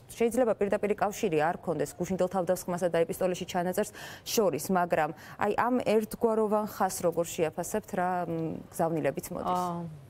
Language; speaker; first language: Georgian; native; Georgian